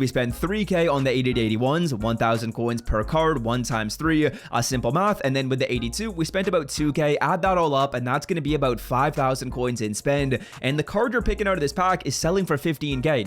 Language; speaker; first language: English; native; English